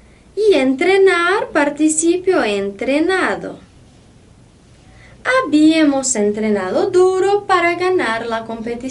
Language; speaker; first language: Spanish; non-native, fluent; Portuguese